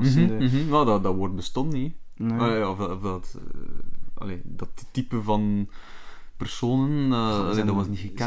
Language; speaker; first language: Dutch; native; Dutch